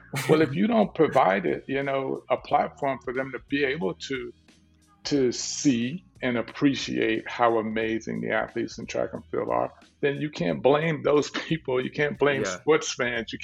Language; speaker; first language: English; native; English